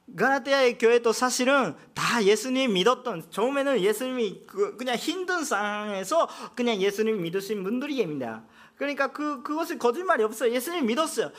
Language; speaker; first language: Korean; non-native, fluent; Japanese